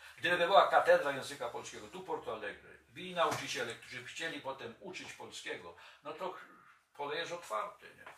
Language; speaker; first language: Polish; native; Polish